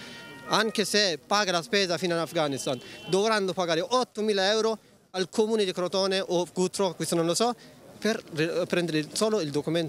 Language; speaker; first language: Italian; non-native, fluent; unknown